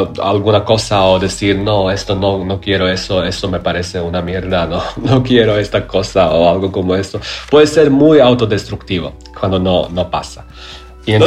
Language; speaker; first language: Spanish; non-native, learner; Croatian